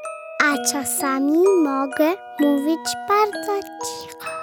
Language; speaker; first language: Polish; early bilingual, heritage; German